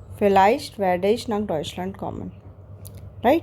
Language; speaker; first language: German; non-native, fluent; Hindi